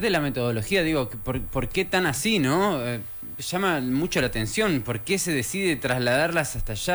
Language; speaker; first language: Spanish; native; Spanish